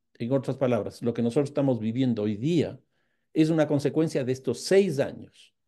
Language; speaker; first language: Spanish; native; Spanish